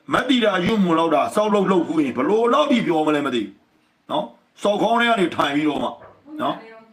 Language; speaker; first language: Burmese; native; Burmese